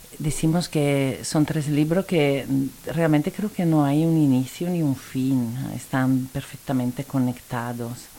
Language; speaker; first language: Spanish; non-native, fluent; Italian